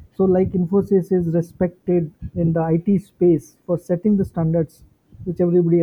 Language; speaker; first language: English; non-native, local second language; Hindi